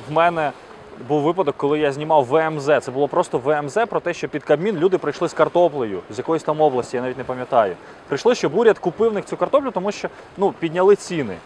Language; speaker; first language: Ukrainian; native; Ukrainian